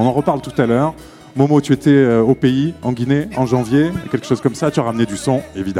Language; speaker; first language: French; native; French